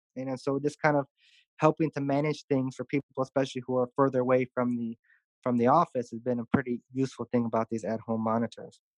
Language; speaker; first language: English; native; English